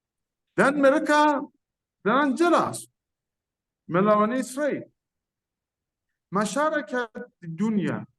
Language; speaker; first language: Indonesian; non-native, fluent; Persian